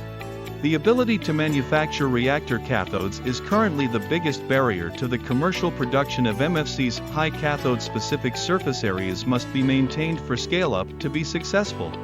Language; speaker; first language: English; non-native, fluent; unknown